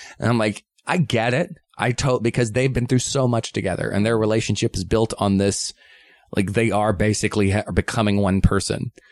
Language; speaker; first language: English; native; English